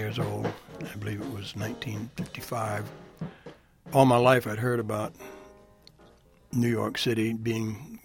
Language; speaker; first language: English; native; English